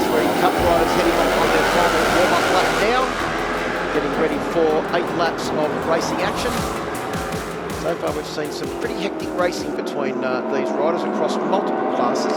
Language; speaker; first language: English; native; English